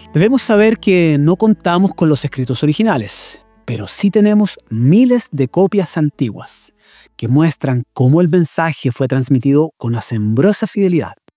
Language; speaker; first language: Spanish; native; Spanish